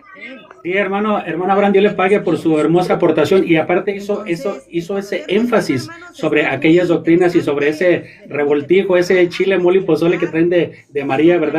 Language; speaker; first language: Spanish; native; Spanish